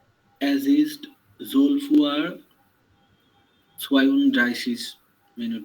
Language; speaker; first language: German; non-native, learner; Bangla